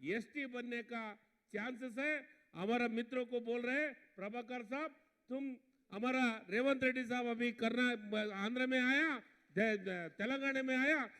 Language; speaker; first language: Hindi; non-native, local second language; Kannada